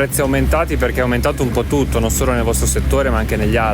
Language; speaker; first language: Italian; native; Italian